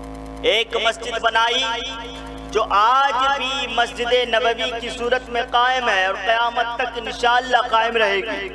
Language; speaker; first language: Urdu; native; Urdu